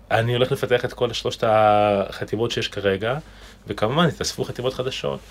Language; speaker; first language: Hebrew; non-native, fluent; Russian